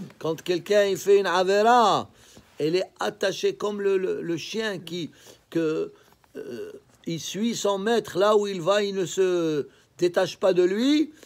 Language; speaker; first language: French; native; French